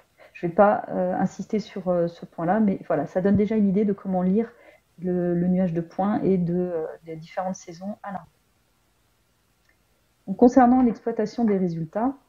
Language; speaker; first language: French; native; French